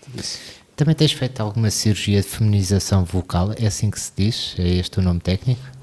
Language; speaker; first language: Portuguese; native; Portuguese